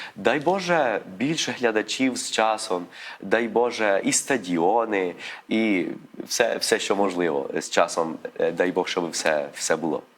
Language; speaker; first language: Ukrainian; early bilingual, heritage; Ukrainian